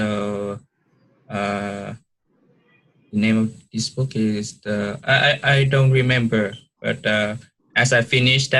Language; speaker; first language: English; non-native, learner; Vietnamese